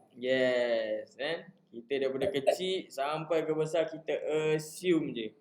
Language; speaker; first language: Malay; native; Malay